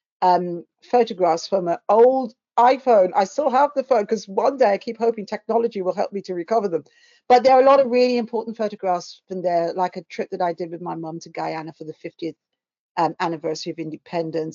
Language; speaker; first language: English; native; English